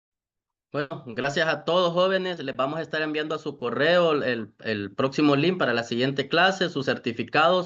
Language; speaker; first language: Spanish; native; Spanish